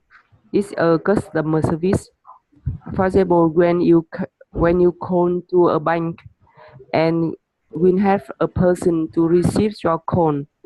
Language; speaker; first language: English; non-native, learner; Vietnamese